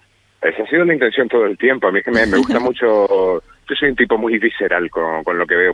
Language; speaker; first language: Spanish; native; Spanish